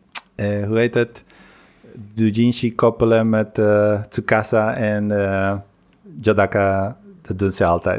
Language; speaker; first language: Dutch; non-native, fluent; Spanish